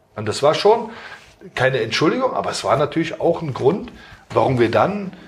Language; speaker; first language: German; native; German